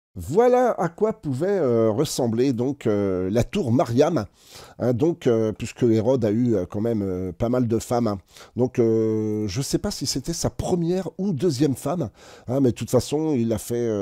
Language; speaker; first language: French; native; French